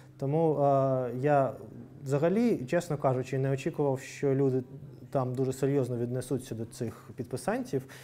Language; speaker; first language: Ukrainian; non-native, local second language; Russian